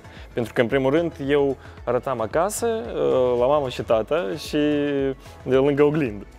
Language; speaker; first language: Romanian; non-native, local second language; Russian